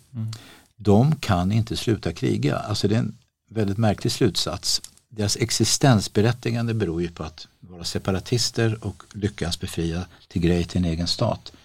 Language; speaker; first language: Swedish; native; Swedish